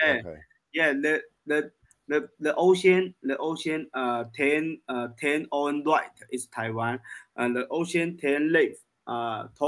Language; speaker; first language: English; non-native, learner; Chinese